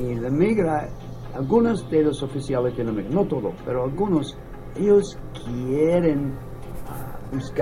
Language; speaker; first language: Spanish; non-native, learner; English